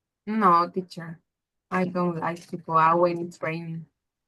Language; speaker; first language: English; non-native, learner; Spanish